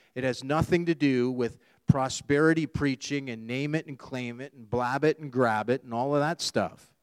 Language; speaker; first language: English; native; English